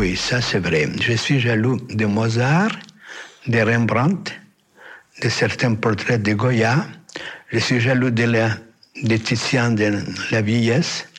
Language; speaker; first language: French; non-native, fluent; Yiddish